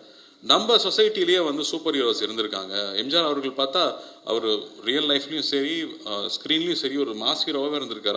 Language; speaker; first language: Tamil; native; Tamil